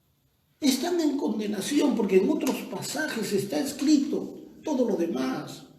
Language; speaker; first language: Spanish; native; Spanish